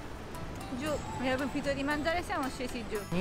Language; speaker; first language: Italian; native; Italian